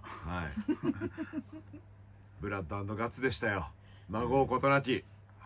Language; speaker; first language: Japanese; native; Japanese